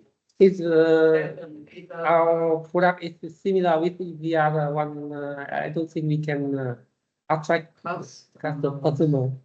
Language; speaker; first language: English; non-native, learner; Vietnamese